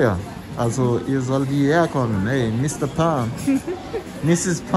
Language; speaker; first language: German; non-native, learner; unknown